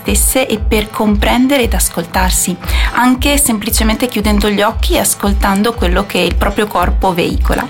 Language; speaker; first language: Italian; native; Italian